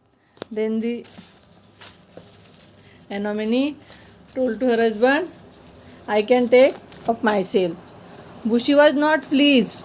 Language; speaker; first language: English; non-native, local second language; Marathi